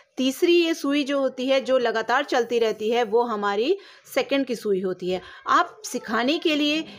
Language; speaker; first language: Hindi; native; Hindi